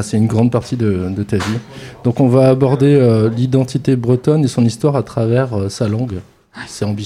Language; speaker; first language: French; native; French